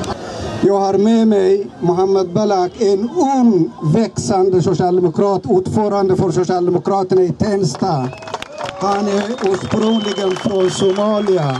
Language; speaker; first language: Swedish; non-native, fluent; Tigrinya